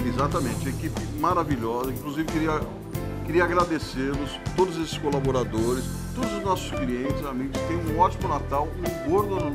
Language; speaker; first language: Portuguese; native; Portuguese